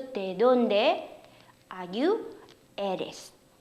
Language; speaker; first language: Spanish; non-native, fluent; Korean